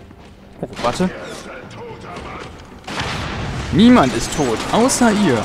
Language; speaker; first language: German; native; German